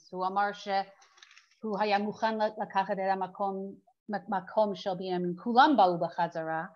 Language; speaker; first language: Hebrew; non-native, fluent; English